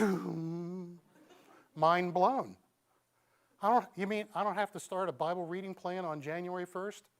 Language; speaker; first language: English; native; English